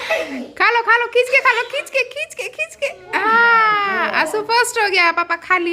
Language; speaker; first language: Hindi; non-native, local second language; Odia